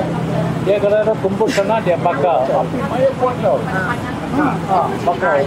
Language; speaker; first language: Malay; non-native, local second language; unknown